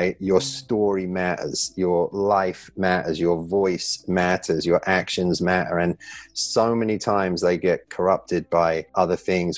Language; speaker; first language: English; native; English